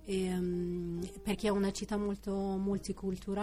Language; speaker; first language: Italian; non-native, fluent; Persian